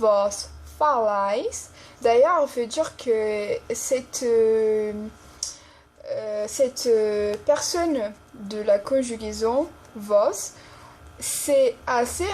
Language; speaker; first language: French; non-native, fluent; Portuguese